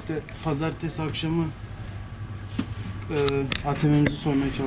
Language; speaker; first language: Turkish; early bilingual, heritage; Turkish